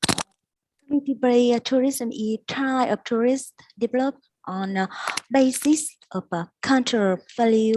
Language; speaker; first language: English; non-native, learner; Vietnamese